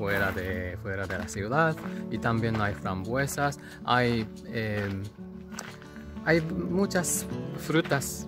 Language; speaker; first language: Spanish; non-native, fluent; Japanese